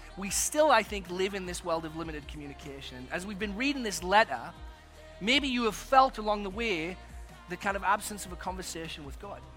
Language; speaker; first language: English; native; English